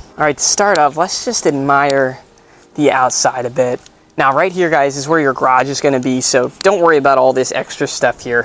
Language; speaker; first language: English; native; English